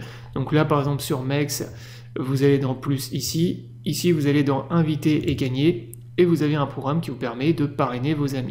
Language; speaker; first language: French; native; French